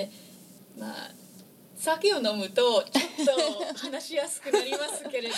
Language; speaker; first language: Japanese; non-native, fluent; English